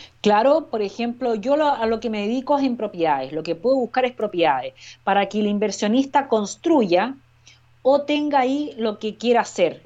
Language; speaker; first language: Spanish; native; Spanish